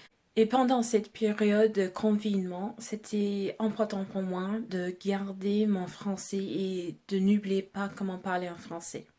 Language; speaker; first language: French; non-native, fluent; English